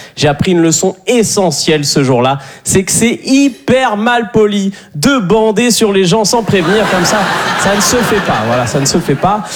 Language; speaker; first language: French; native; French